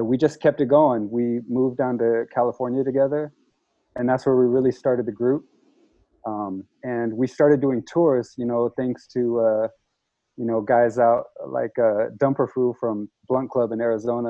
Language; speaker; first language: English; native; English